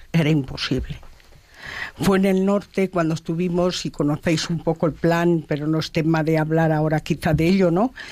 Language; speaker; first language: Spanish; native; Spanish